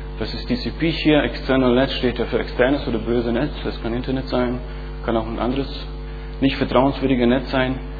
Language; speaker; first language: German; non-native, fluent; Bosnian